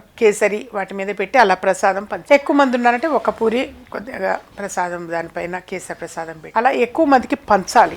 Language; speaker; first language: Telugu; native; Telugu